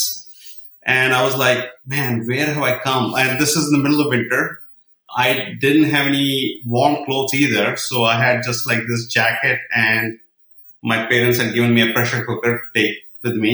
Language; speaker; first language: English; non-native, local second language; Kashmiri